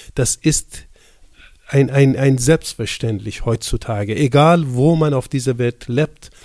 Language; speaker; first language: German; non-native, fluent; Persian